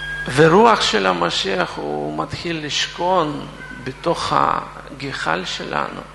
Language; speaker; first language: Hebrew; non-native, fluent; Russian